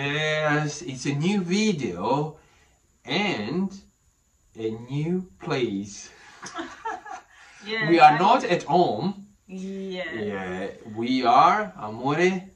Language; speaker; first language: English; non-native, fluent; Italian